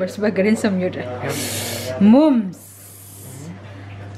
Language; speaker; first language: Swedish; non-native, learner; Indonesian